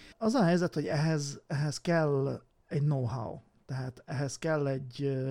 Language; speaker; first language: Hungarian; native; Hungarian